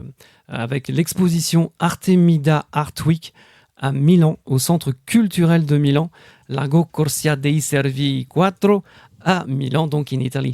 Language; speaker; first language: French; native; French